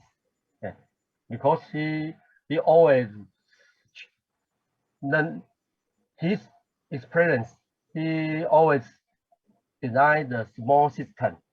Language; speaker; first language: English; non-native, learner; Chinese